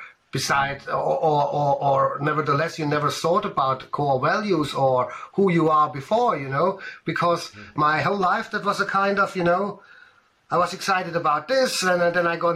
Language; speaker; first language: English; non-native, fluent; German